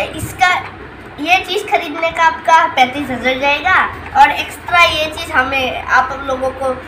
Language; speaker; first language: Hindi; non-native, local second language; Assamese